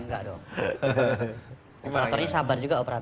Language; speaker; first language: Indonesian; native; Indonesian